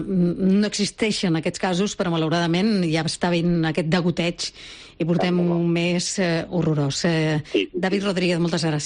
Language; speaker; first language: Catalan; native; Catalan